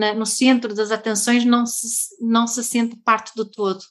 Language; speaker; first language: Portuguese; non-native, fluent; Swedish